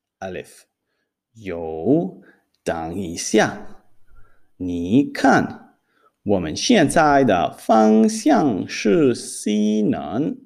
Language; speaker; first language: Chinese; non-native, fluent; Hebrew